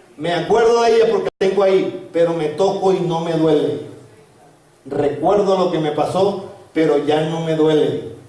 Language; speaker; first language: Spanish; native; Spanish